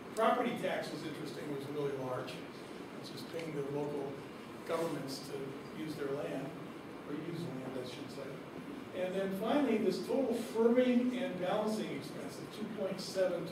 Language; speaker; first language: English; native; English